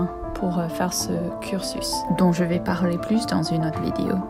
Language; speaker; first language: French; non-native, fluent; English